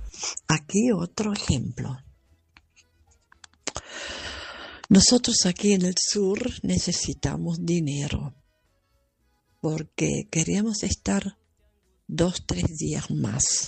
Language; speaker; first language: Spanish; non-native, fluent; German